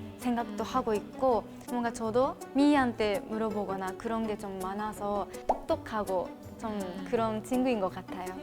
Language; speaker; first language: Korean; non-native, fluent; Japanese